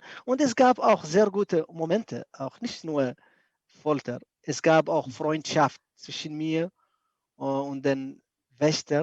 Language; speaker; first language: German; non-native, fluent; Arabic